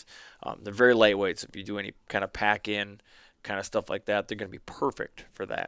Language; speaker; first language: English; native; English